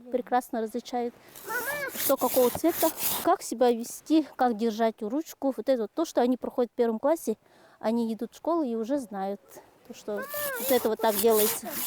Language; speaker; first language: Russian; non-native, local second language; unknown